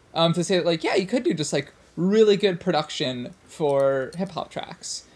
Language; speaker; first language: English; native; English